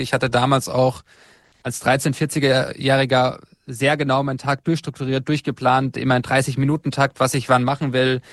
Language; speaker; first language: German; native; German